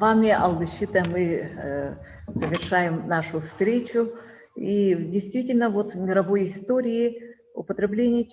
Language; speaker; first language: Russian; native; Russian